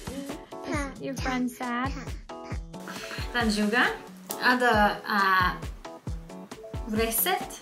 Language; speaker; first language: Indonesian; non-native, learner; English